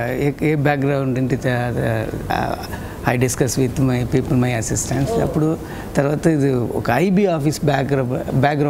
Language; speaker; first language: Telugu; non-native, learner; Tamil